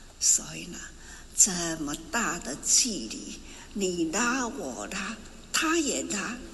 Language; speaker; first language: Chinese; non-native, local second language; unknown